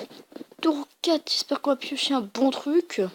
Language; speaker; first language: French; native; French